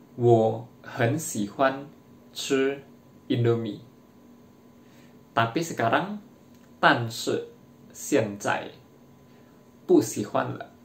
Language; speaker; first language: Chinese; non-native, fluent; Indonesian